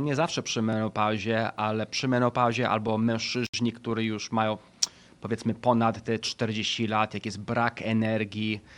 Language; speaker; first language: Polish; early bilingual, heritage; Polish